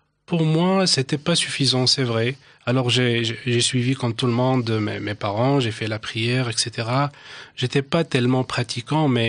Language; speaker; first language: French; non-native, local second language; Arabic